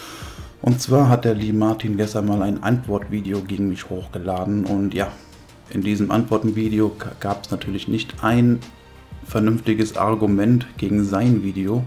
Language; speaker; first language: German; native; German